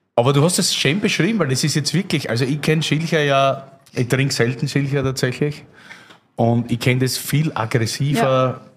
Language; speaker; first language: German; native; German